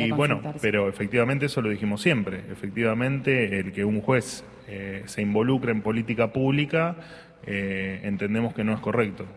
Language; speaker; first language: Spanish; native; Spanish